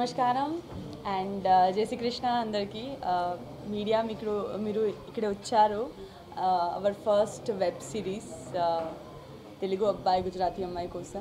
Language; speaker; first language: Telugu; non-native, learner; Gujarati